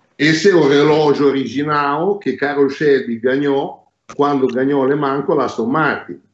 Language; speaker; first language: Portuguese; non-native, fluent; Italian